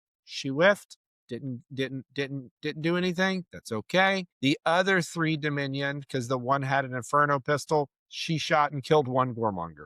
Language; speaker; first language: English; native; English